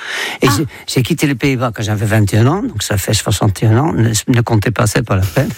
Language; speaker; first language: French; native; French